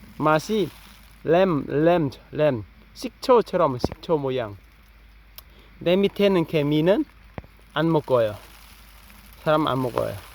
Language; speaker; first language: Korean; non-native, fluent; Khmer